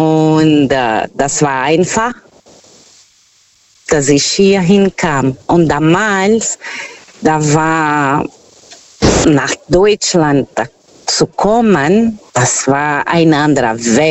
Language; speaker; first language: German; non-native, fluent; Portuguese